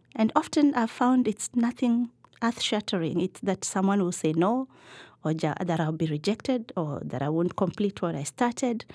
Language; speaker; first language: English; non-native, local second language; Kikuyu